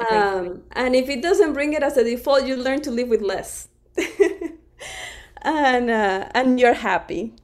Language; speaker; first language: English; non-native, fluent; Spanish